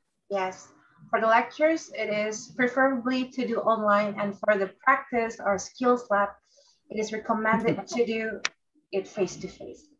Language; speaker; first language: English; non-native, fluent; Indonesian